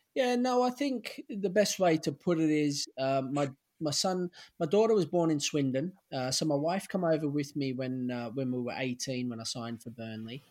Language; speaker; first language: English; native; English